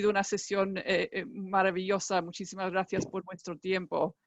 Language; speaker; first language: Spanish; non-native, fluent; English